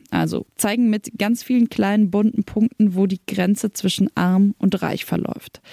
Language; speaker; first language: German; native; German